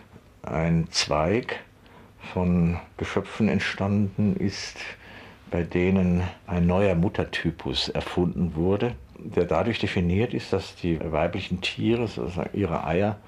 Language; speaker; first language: German; native; German